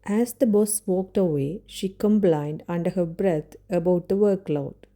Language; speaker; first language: English; non-native, local second language; Tamil